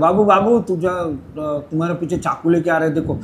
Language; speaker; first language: Hindi; non-native, local second language; Marathi